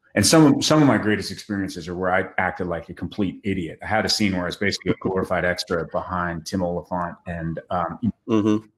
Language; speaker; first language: English; native; English